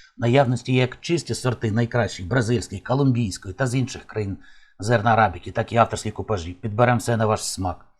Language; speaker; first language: Ukrainian; native; Ukrainian